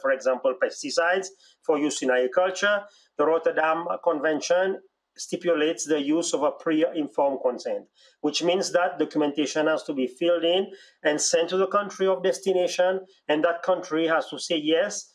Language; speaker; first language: English; non-native, local second language; Seselwa Creole French